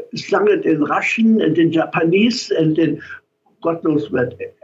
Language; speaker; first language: English; non-native, fluent; German